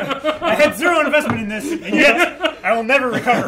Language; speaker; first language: English; native; English